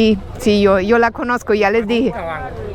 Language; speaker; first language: Spanish; non-native, fluent; German